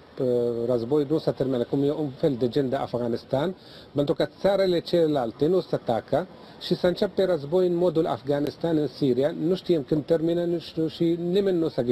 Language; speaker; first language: Romanian; non-native, fluent; Arabic